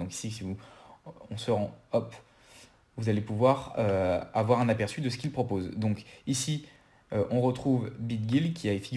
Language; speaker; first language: French; native; French